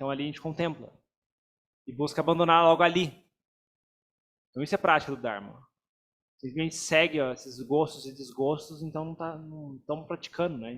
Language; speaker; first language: Portuguese; native; Portuguese